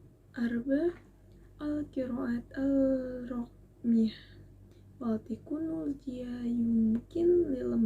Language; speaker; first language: Arabic; non-native, learner; Indonesian